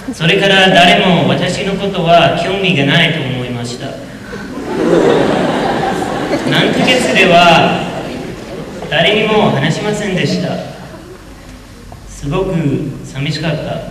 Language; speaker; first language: Japanese; non-native, learner; English